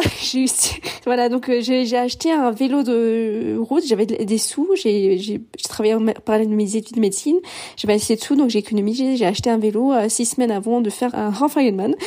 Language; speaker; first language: French; early bilingual, other home language; English